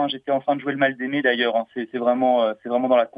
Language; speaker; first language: French; native; French